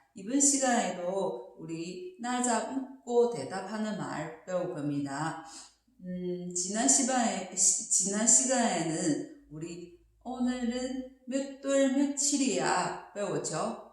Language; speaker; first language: Korean; non-native, fluent; Chinese